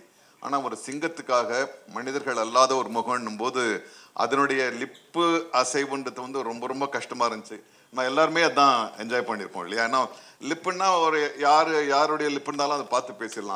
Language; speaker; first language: Tamil; native; Tamil